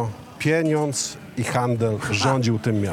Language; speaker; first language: Polish; native; Polish